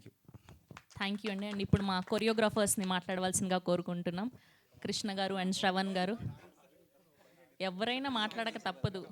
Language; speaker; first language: Telugu; native; Telugu